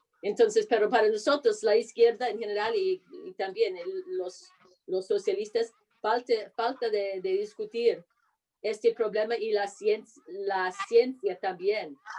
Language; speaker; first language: Spanish; non-native, fluent; English